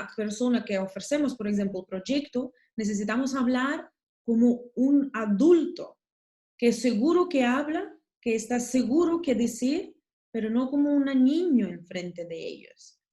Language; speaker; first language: Spanish; non-native, learner; Russian